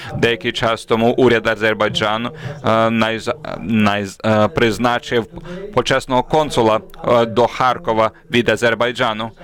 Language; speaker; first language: Ukrainian; non-native, fluent; Azerbaijani